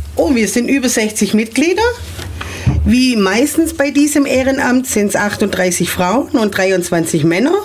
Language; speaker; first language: German; native; German